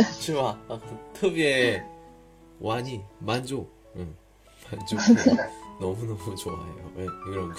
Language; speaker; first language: Chinese; non-native, learner; Korean